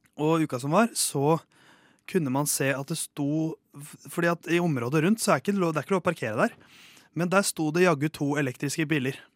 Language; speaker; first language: Norwegian; native; Norwegian